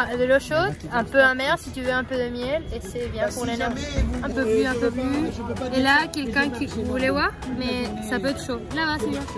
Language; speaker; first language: French; non-native, fluent; Spanish